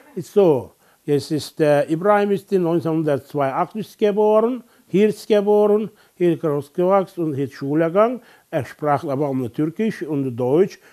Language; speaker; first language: German; non-native, learner; Turkish